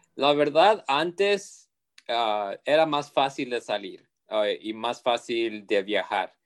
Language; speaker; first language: Spanish; early bilingual, heritage; Spanish